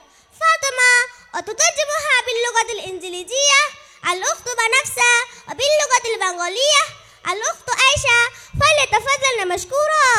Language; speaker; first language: Arabic; non-native, learner; Bangla